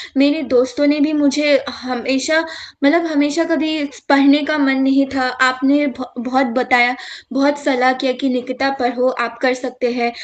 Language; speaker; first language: Hindi; non-native, local second language; Assamese